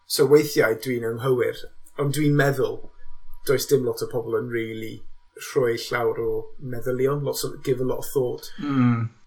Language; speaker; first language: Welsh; non-native, local second language; English